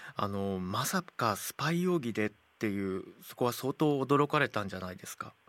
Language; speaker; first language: Japanese; native; Japanese